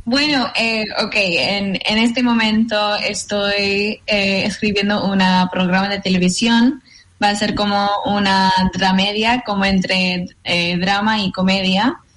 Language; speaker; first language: Spanish; non-native, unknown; English